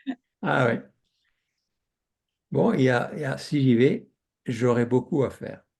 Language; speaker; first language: French; non-native, fluent; English